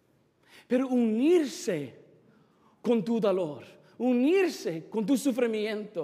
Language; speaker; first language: Spanish; non-native, fluent; English